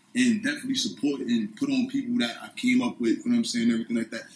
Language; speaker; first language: English; native; English